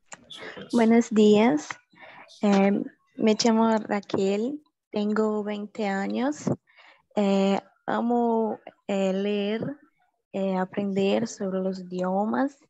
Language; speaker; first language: Spanish; non-native, learner; Portuguese